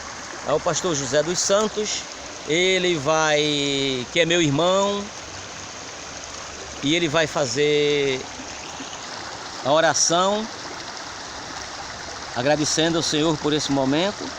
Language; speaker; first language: Portuguese; native; Portuguese